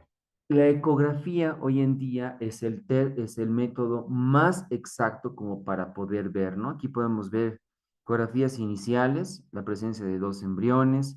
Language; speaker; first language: Spanish; native; Spanish